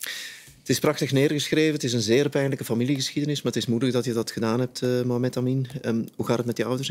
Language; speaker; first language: Dutch; native; Dutch